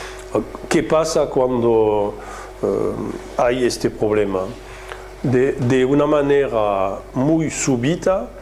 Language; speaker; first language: Spanish; non-native, fluent; French